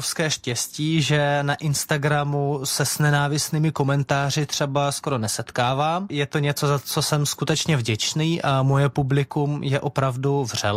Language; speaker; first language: Czech; non-native, fluent; Russian